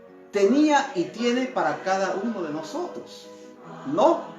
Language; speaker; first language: Spanish; native; Spanish